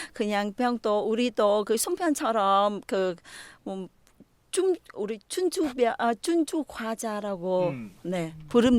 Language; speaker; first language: Korean; non-native, learner; Vietnamese